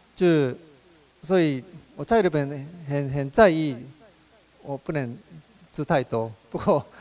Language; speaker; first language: Chinese; non-native, fluent; Japanese